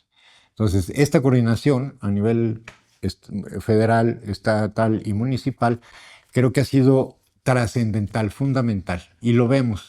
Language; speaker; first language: Spanish; native; Spanish